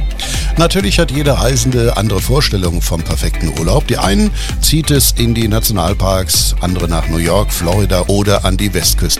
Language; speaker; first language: German; native; German